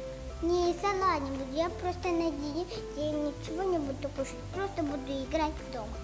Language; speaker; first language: Russian; non-native, learner; Tajik